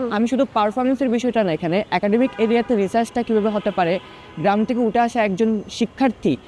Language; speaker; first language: Bangla; non-native, local second language; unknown